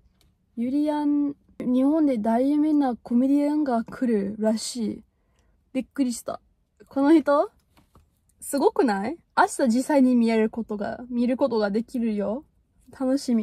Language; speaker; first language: Japanese; non-native, fluent; English